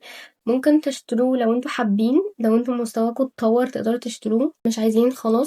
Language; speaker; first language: Arabic; native; Arabic